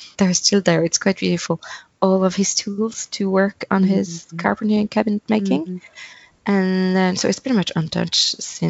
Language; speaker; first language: English; non-native, fluent; French